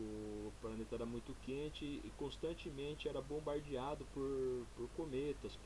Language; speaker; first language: Portuguese; native; Portuguese